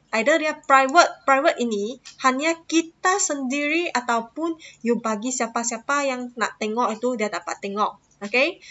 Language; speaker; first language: Malay; non-native, local second language; Chinese